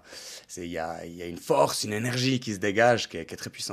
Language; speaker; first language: French; native; French